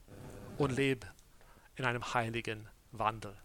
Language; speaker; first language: German; non-native, fluent; English